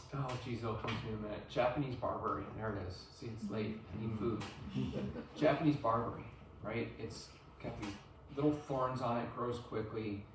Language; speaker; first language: English; native; English